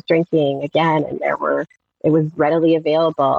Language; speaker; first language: English; native; English